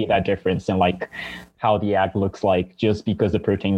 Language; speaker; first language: English; non-native, fluent; Portuguese